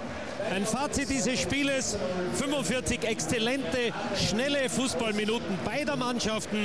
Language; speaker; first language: German; native; German